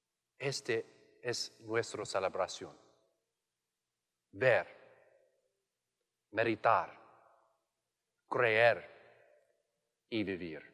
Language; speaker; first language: Spanish; non-native, learner; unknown